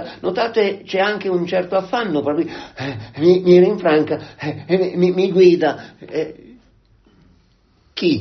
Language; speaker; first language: Italian; native; Italian